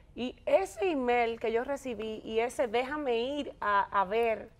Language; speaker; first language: Spanish; native; Spanish